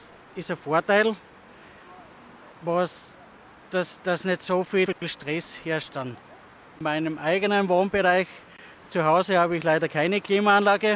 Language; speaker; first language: German; native; German